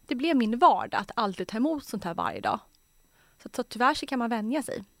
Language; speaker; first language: Swedish; native; Swedish